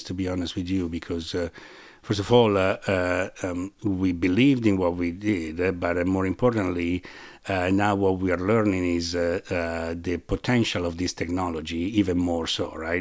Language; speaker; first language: English; non-native, fluent; Italian